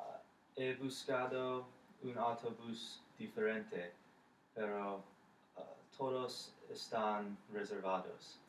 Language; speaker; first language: Spanish; non-native, learner; English